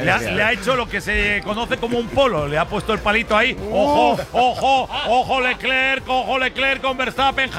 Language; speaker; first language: Spanish; native; Spanish